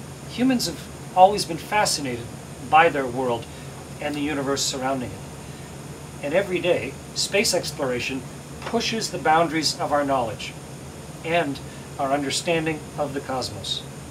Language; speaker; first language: English; native; English